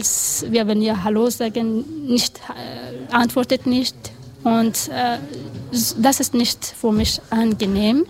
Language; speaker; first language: German; non-native, learner; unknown